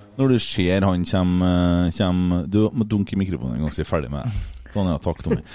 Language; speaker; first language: Norwegian; native; Norwegian